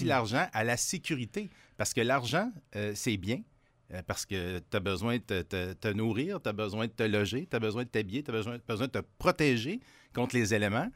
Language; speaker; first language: French; native; French